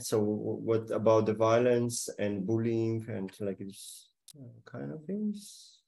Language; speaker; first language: English; non-native, fluent; Slovenian